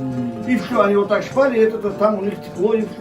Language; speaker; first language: Russian; non-native, local second language; Uzbek